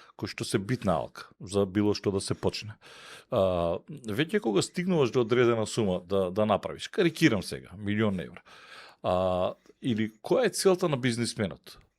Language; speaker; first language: Macedonian; native; Macedonian